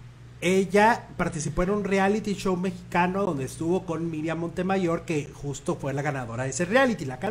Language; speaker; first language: Spanish; native; Spanish